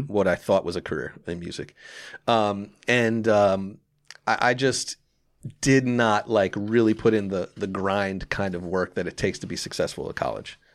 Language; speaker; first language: English; native; English